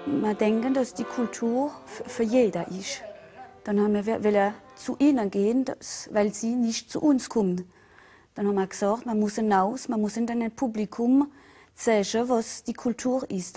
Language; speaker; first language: German; non-native, learner; French